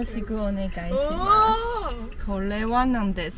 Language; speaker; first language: Japanese; non-native, learner; Chinese